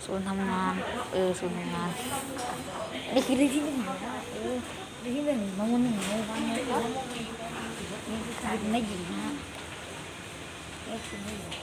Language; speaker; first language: Thai; native; Thai